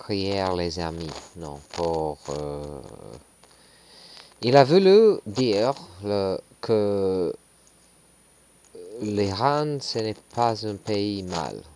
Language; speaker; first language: French; non-native, learner; English